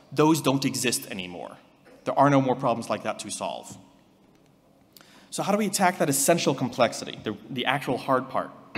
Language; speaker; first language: English; native; English